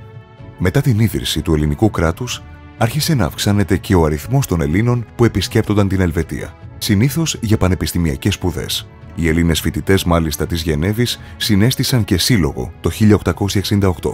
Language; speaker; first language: Greek; native; Greek